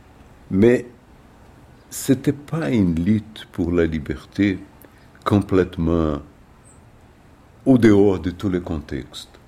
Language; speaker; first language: French; non-native, fluent; Portuguese